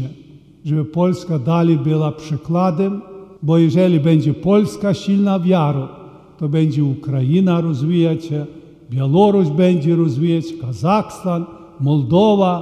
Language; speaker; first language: Polish; early bilingual, heritage; Polish